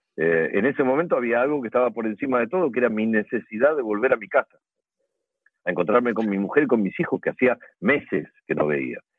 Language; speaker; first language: Spanish; native; Spanish